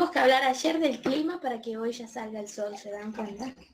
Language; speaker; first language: Spanish; native; Spanish